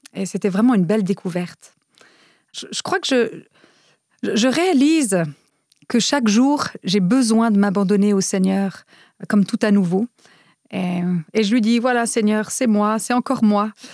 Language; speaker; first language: French; non-native, fluent; Romanian